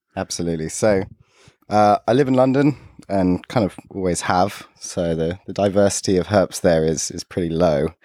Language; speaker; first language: English; native; English